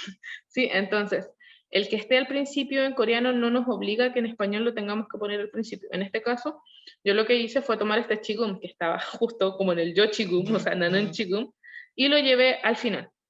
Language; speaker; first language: Spanish; non-native, learner; Korean